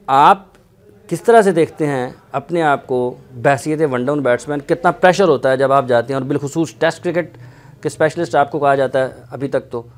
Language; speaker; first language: Urdu; non-native, local second language; Punjabi